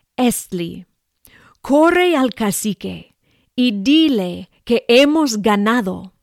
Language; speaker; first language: Spanish; non-native, fluent; English